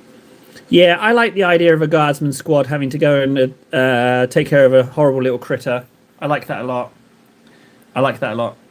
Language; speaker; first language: English; native; English